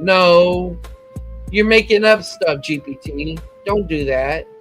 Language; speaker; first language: English; native; English